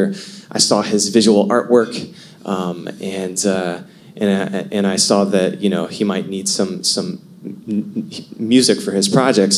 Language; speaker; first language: English; native; English